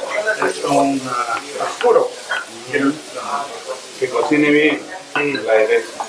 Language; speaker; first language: Spanish; non-native, learner; English